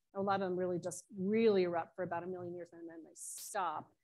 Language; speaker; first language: English; native; English